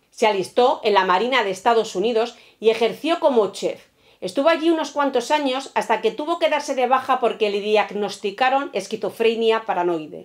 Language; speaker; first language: Spanish; native; Spanish